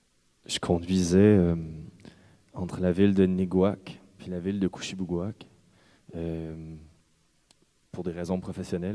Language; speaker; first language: French; native; French